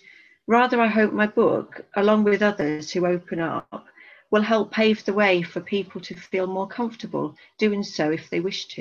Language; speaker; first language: English; native; English